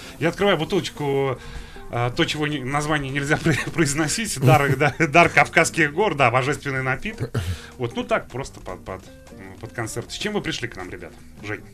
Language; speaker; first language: Russian; native; Russian